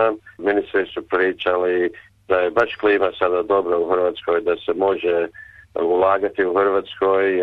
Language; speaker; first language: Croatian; early bilingual, heritage; Croatian